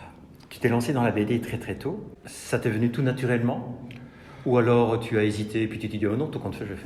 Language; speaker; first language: French; native; French